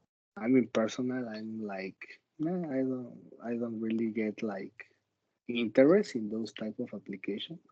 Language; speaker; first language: English; non-native, learner; Spanish